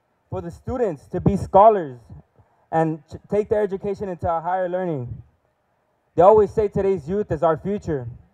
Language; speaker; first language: English; early bilingual, other home language; Spanish